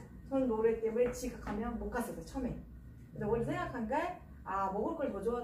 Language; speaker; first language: Korean; native; Korean